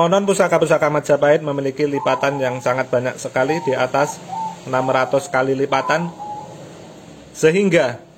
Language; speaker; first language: Indonesian; non-native, local second language; Javanese